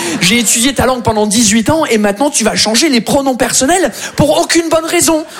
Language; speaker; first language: French; non-native, fluent; English